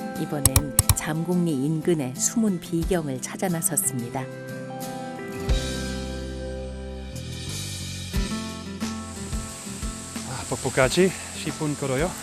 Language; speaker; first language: Korean; non-native, learner; Dutch